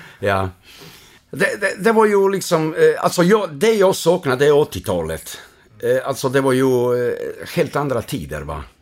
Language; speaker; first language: Swedish; non-native, fluent; Croatian